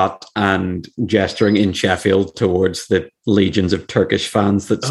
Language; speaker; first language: English; native; English